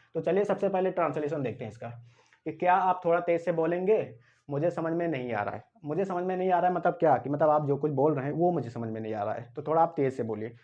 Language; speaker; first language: Hindi; native; Hindi